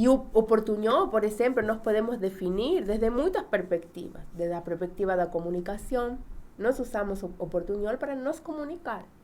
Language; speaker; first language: Portuguese; non-native, fluent; Spanish